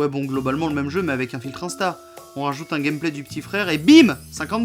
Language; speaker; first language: French; native; French